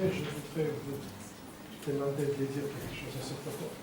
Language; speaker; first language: French; non-native, fluent; Russian